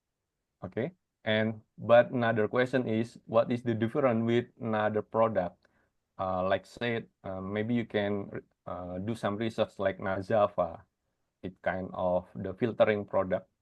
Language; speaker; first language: English; non-native, fluent; Indonesian